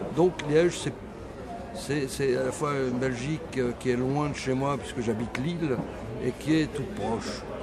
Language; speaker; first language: French; native; French